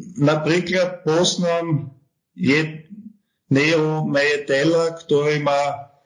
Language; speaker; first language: Slovak; non-native, learner; German